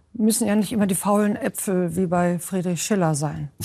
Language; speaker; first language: German; native; German